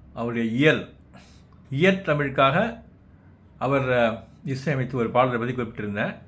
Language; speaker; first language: Tamil; native; Tamil